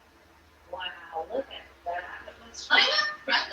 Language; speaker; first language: English; native; English